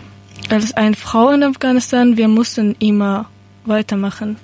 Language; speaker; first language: German; non-native, learner; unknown